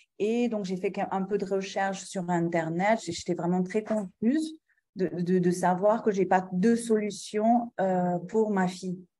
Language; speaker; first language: French; non-native, local second language; Arabic